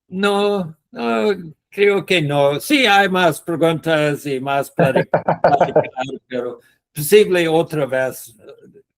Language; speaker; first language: Spanish; non-native, learner; English